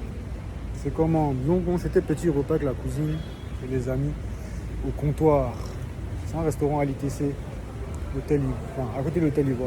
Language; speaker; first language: French; native; French